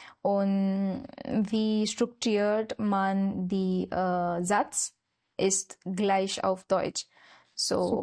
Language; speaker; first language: German; non-native, learner; Marathi